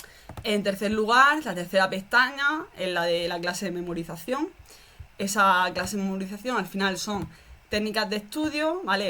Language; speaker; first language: Spanish; native; Spanish